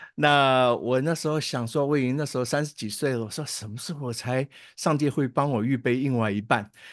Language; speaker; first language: Chinese; native; Chinese